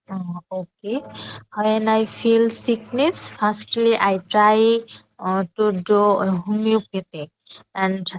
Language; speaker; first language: English; non-native, learner; Bangla